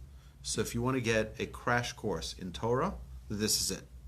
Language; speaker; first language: English; native; English